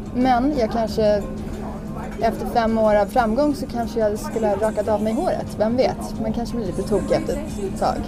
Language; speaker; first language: Swedish; early bilingual, heritage; English